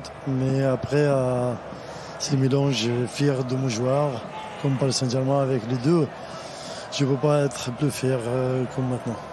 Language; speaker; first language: French; non-native, learner; Arabic